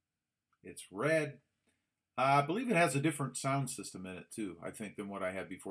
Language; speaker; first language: English; native; English